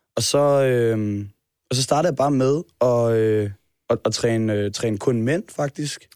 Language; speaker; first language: Danish; native; Danish